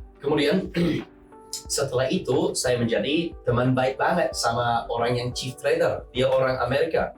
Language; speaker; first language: Indonesian; non-native, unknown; English